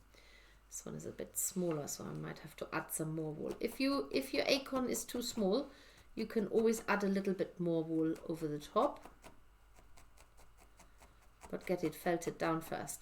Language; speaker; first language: English; native; English